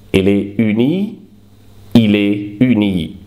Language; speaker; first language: French; non-native, fluent; Arabic